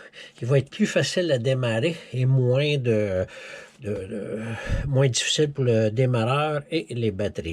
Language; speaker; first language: French; native; French